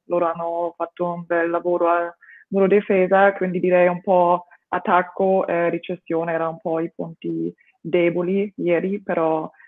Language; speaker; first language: Italian; non-native, fluent; German